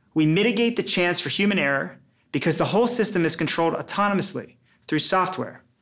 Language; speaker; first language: English; native; English